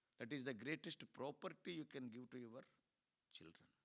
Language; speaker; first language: English; non-native, local second language; Telugu